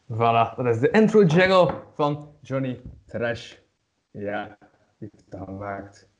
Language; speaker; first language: Dutch; native; Dutch